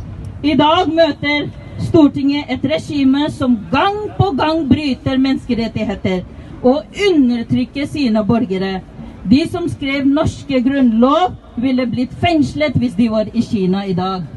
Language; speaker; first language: Norwegian; non-native, fluent; Tibetan